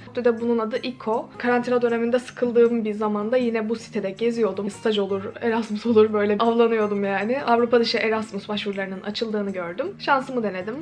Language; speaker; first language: Turkish; native; Turkish